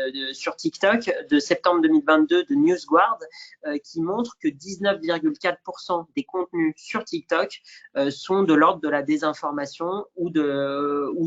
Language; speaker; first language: French; native; French